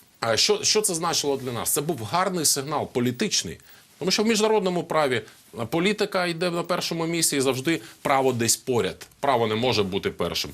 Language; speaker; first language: Ukrainian; non-native, local second language; Russian